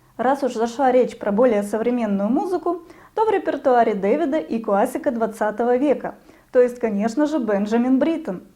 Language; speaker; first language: Russian; native; Russian